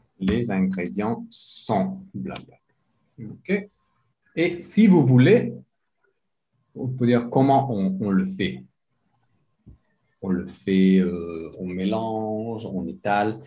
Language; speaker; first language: French; non-native, fluent; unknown